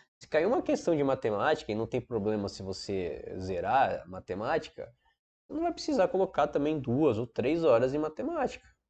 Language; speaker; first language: Portuguese; native; Portuguese